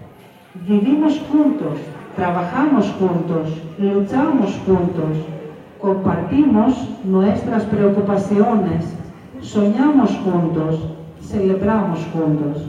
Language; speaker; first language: Spanish; non-native, fluent; Greek